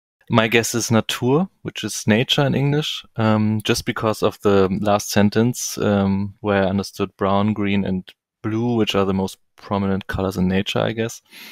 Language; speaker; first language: English; non-native, fluent; German